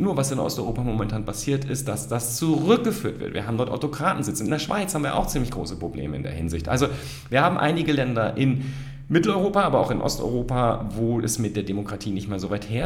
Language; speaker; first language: German; native; German